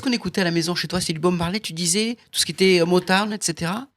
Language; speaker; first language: French; native; French